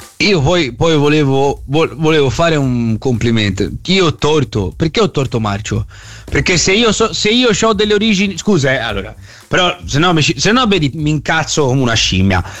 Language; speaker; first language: Italian; native; Italian